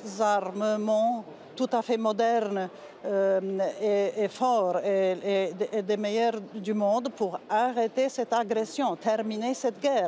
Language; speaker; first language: French; non-native, fluent; Polish